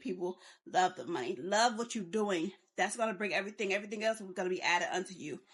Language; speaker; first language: English; native; English